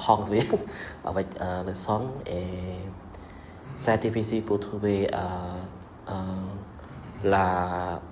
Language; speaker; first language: French; non-native, learner; Vietnamese